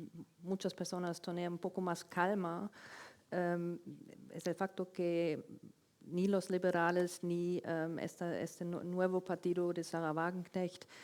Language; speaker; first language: Spanish; non-native, fluent; German